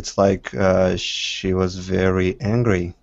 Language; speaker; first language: English; non-native, fluent; Russian